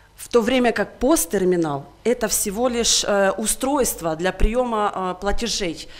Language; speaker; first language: Russian; native; Russian